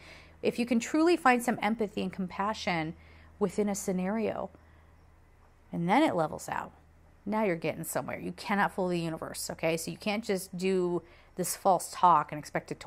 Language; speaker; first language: English; native; English